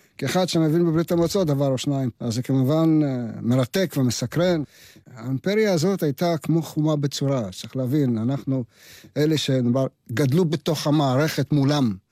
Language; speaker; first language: Hebrew; non-native, fluent; Russian